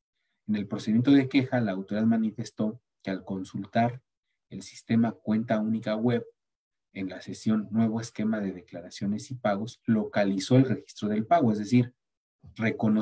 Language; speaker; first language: Spanish; native; Spanish